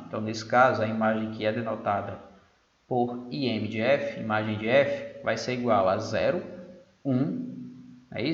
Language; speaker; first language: Portuguese; native; Portuguese